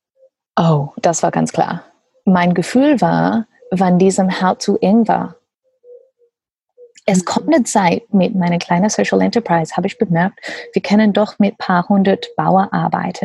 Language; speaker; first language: German; non-native, learner; English